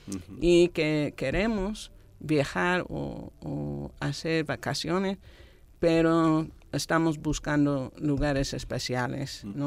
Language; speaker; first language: Spanish; non-native, fluent; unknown